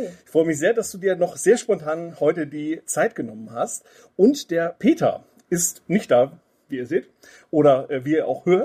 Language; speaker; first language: German; native; German